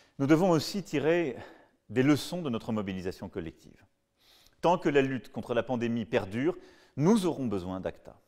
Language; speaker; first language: French; native; French